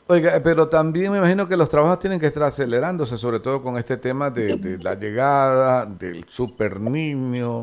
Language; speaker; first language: Spanish; native; Spanish